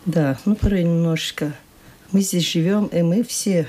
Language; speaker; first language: Russian; non-native, local second language; Latvian